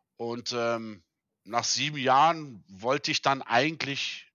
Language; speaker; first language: German; early bilingual, heritage; German